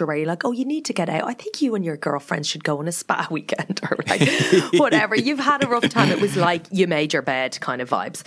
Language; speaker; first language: English; native; English